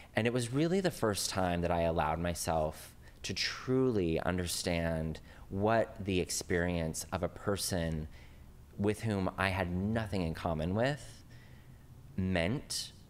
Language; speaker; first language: English; native; English